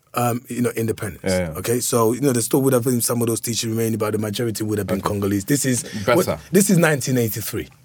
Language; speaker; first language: English; early bilingual, other home language; Lingala